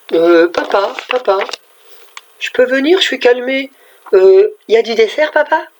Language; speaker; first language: French; native; French